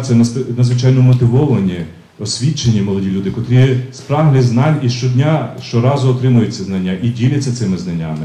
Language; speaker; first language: Ukrainian; native; Ukrainian